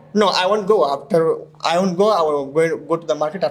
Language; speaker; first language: English; non-native, learner; Bangla